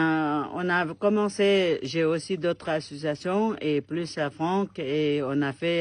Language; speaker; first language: French; non-native, learner; Sherpa